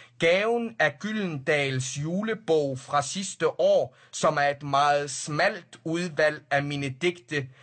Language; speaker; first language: Danish; early bilingual, other home language; Arabic